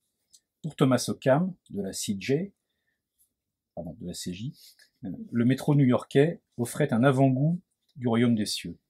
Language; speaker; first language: French; native; French